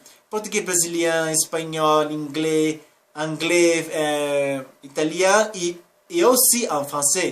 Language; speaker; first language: French; non-native, learner; Spanish